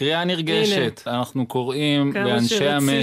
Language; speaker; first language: Hebrew; native; Hebrew